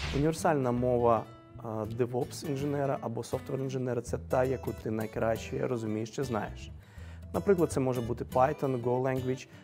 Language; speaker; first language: Ukrainian; non-native, local second language; Russian